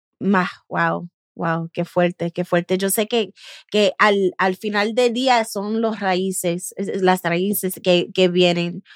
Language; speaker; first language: Spanish; early bilingual, heritage; Spanish